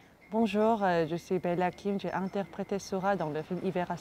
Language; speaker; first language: French; non-native, fluent; Korean